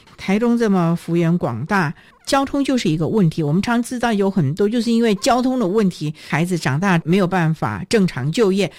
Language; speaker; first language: Chinese; native; Chinese